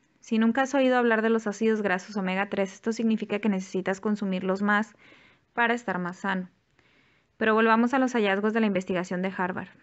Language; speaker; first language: Spanish; native; Spanish